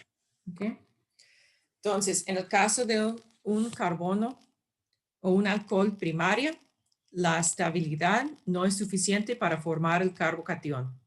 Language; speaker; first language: Spanish; non-native, fluent; English